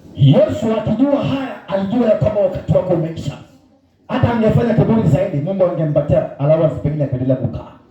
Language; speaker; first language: Swahili; non-native, local second language; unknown